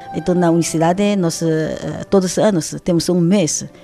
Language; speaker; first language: Portuguese; non-native, fluent; Chinese